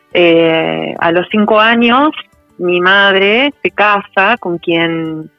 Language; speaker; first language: Spanish; native; Spanish